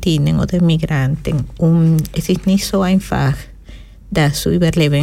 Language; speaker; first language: German; non-native, learner; Spanish